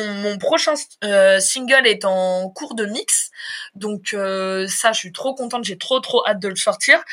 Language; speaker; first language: French; native; French